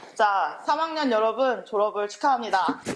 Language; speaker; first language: Korean; native; Korean